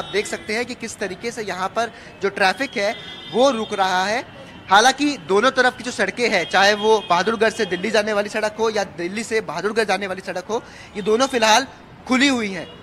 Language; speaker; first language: Hindi; native; Hindi